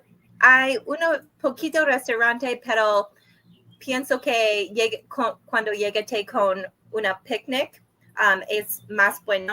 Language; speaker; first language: Spanish; non-native, learner; English